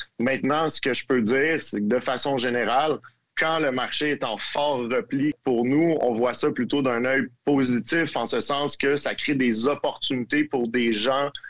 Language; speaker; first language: French; native; French